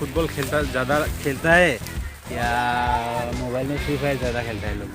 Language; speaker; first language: Hindi; non-native, local second language; Assamese